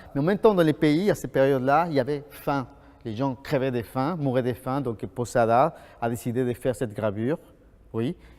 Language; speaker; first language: French; non-native, fluent; Spanish